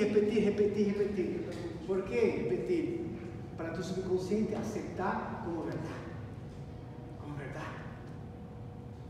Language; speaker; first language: Spanish; non-native, learner; Portuguese